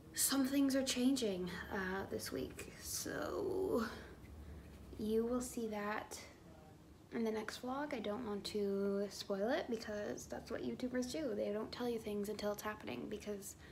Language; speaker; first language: English; native; English